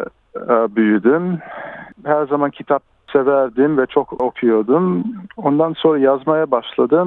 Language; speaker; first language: Turkish; early bilingual, heritage; Turkish